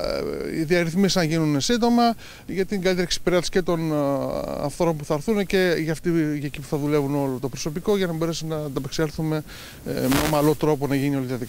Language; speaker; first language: Greek; native; Greek